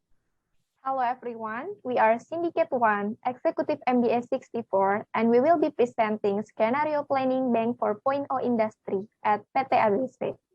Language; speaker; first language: English; non-native, learner; Indonesian